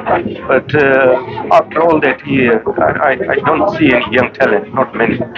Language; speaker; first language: English; early bilingual, other home language; Punjabi